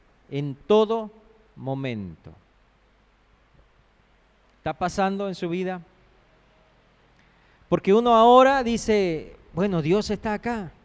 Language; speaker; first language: Spanish; native; Spanish